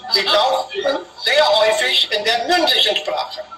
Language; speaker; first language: German; non-native, fluent; Hindi